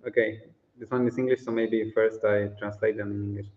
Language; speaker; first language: English; non-native, fluent; Polish